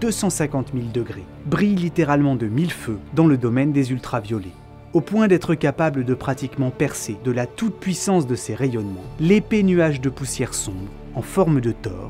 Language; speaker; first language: French; native; French